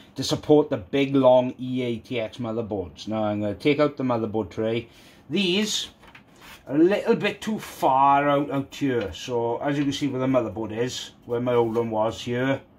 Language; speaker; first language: English; native; English